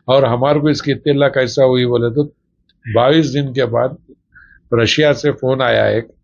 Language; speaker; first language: Hindi; non-native, local second language; Urdu